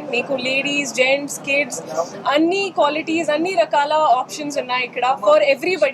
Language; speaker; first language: Telugu; non-native, fluent; Hindi